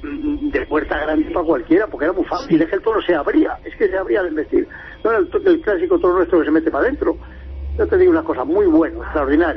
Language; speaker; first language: Spanish; native; Spanish